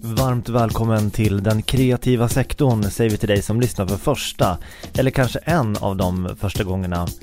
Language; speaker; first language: Swedish; native; Swedish